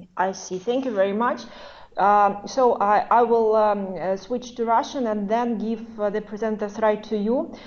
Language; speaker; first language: English; non-native, fluent; Russian